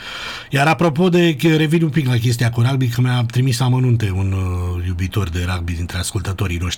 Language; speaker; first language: Romanian; native; Romanian